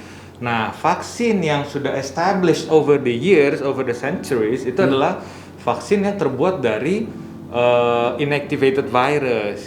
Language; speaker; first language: Indonesian; native; Indonesian